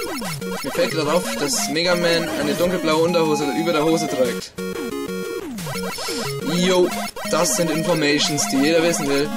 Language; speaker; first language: German; native; German